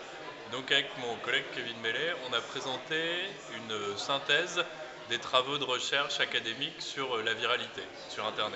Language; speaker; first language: French; native; French